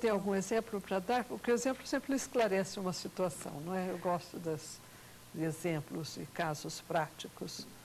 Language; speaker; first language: Portuguese; native; Portuguese